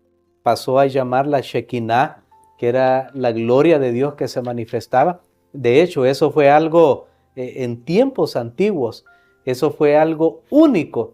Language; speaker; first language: Spanish; native; Spanish